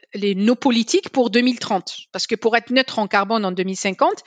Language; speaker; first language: French; non-native, local second language; Arabic